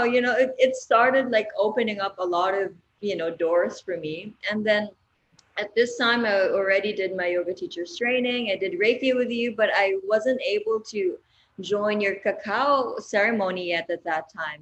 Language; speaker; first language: English; non-native, local second language; Cebuano